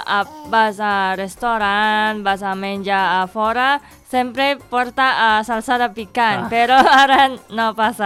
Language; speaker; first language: Catalan; non-native, learner; Indonesian